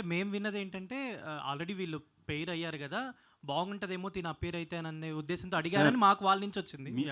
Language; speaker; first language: Telugu; native; Telugu